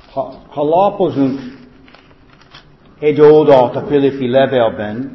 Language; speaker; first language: Hungarian; non-native, fluent; English